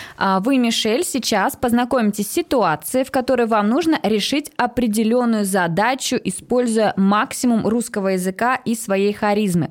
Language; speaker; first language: Russian; native; Russian